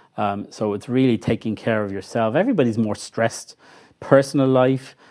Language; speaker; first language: English; native; English